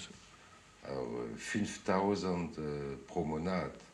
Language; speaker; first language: German; non-native, fluent; French